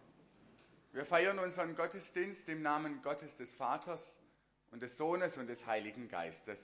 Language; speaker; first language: German; native; German